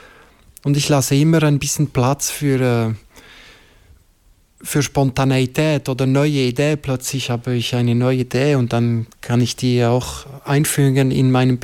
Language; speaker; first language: German; non-native, local second language; French